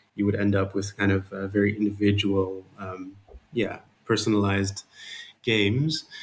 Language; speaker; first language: English; non-native, fluent; Dutch